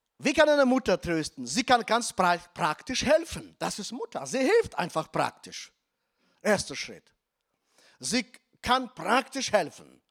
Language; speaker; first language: German; non-native, fluent; Russian